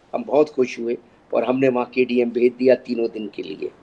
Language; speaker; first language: Hindi; native; Hindi